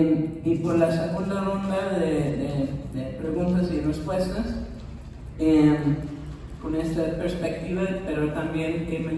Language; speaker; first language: Spanish; non-native, fluent; English